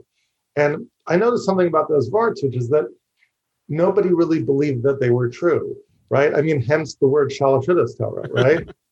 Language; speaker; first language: English; native; English